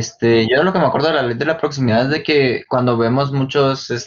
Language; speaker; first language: Spanish; native; Spanish